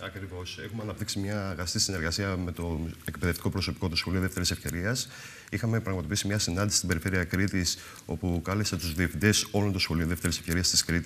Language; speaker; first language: Greek; native; Greek